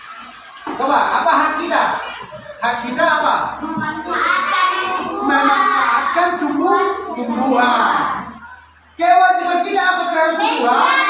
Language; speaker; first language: Indonesian; native; Indonesian